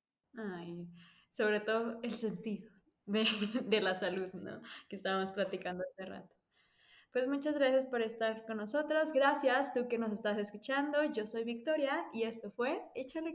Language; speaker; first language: Spanish; native; Spanish